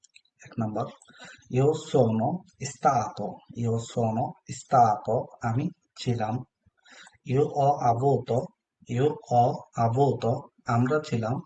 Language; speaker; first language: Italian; non-native, learner; Bangla